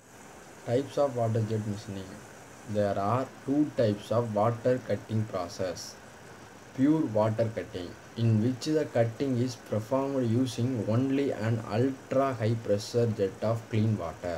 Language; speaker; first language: English; non-native, local second language; Tamil